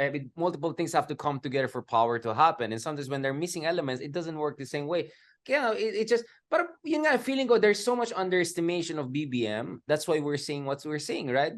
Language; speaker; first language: English; non-native, local second language; Filipino